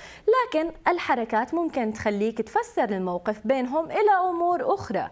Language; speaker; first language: Arabic; native; Arabic